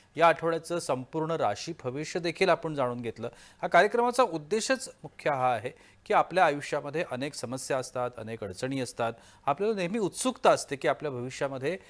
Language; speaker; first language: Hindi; non-native, local second language; Marathi